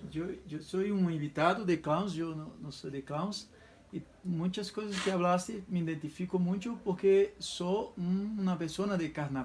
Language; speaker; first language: Spanish; non-native, learner; Portuguese